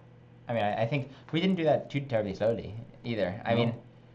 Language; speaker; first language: English; native; English